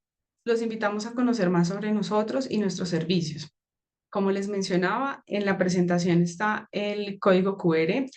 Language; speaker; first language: Spanish; native; Spanish